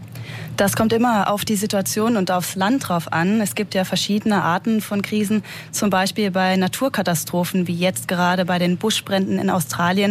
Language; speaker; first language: German; native; German